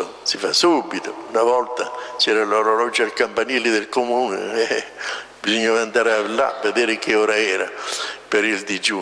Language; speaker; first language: Italian; native; Italian